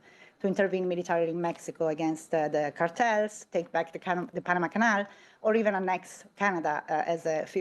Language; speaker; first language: English; non-native, fluent; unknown